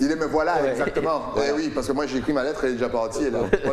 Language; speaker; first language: French; native; French